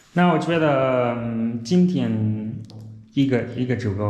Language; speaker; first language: Chinese; non-native, learner; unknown